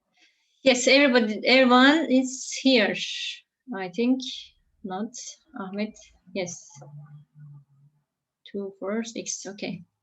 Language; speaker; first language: English; non-native, fluent; Turkish